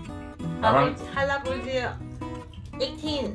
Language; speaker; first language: Korean; non-native, learner; Cantonese